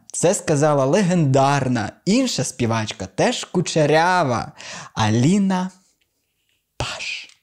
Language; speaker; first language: Ukrainian; native; Ukrainian